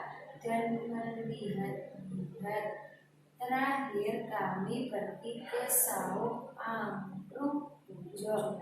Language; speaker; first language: Indonesian; non-native, learner; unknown